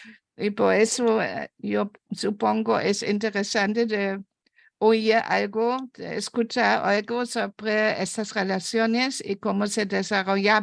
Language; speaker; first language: Spanish; non-native, fluent; German